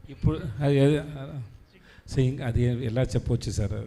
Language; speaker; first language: Telugu; non-native, learner; Tamil